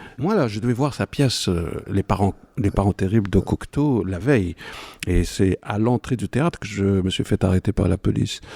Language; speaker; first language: French; non-native, local second language; Arabic